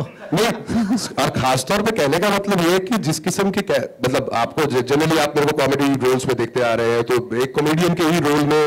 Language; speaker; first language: Hindi; native; Hindi